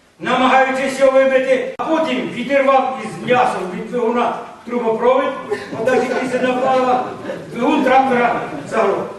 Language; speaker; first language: Ukrainian; native; Ukrainian